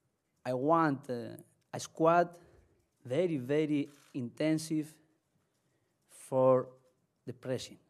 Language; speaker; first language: English; non-native, learner; Spanish